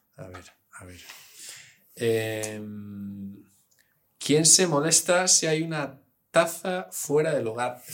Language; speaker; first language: Spanish; early bilingual, other home language; English